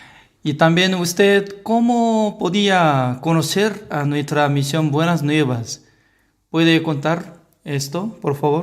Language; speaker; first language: Spanish; non-native, learner; Korean